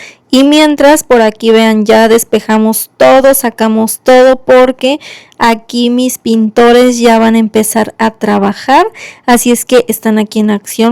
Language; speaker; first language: Spanish; native; Spanish